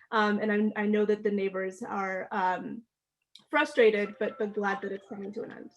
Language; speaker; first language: English; early bilingual, other home language; Amharic